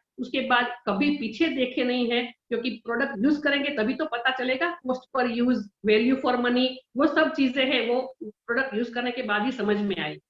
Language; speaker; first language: Hindi; non-native, local second language; Gujarati